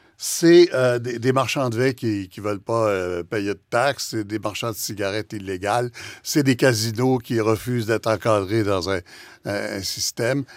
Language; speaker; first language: French; native; French